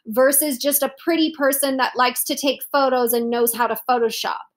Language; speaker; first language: English; native; English